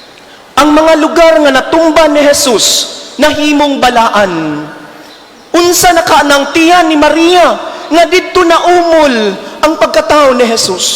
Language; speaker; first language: Cebuano; native; Cebuano